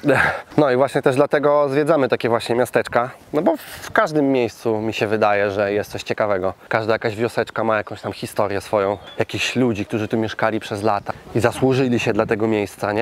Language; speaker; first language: Polish; native; Polish